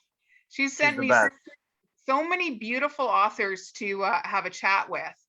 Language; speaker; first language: English; native; English